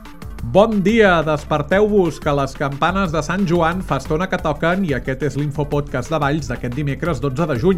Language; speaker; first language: Catalan; native; Catalan